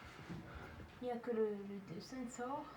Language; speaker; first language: French; native; French